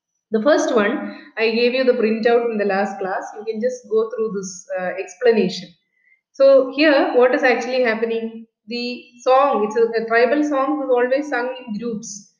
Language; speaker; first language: English; non-native, local second language; Malayalam